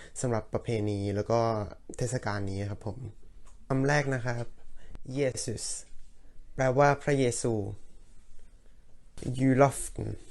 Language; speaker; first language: Thai; early bilingual, heritage; Thai